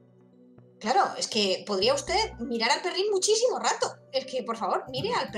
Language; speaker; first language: Spanish; native; Spanish